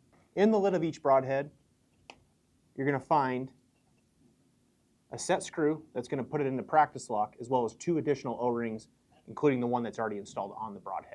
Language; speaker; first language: English; native; English